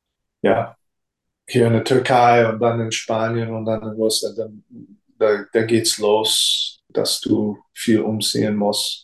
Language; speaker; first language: German; non-native, fluent; English